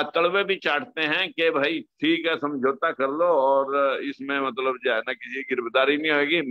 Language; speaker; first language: Hindi; native; Hindi